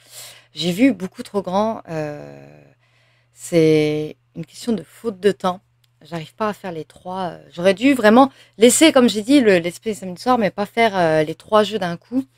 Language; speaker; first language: French; native; French